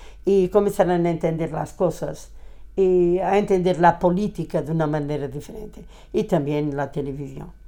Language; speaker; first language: Spanish; non-native, fluent; Portuguese